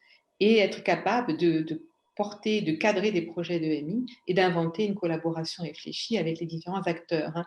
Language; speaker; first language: French; native; French